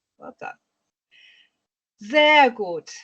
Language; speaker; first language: German; non-native, fluent; English